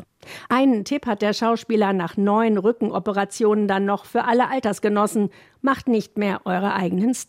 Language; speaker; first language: German; native; German